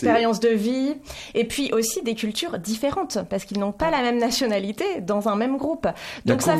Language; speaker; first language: French; native; French